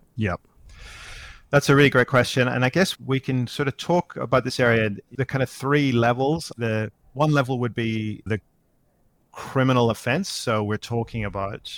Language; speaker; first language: English; native; English